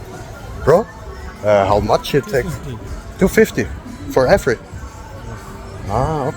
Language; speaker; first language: English; non-native, learner; German